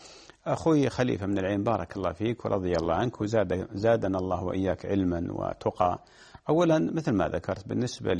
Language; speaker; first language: Arabic; native; Arabic